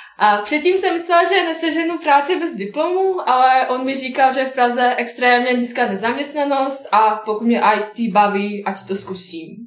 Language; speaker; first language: Czech; non-native, fluent; Bosnian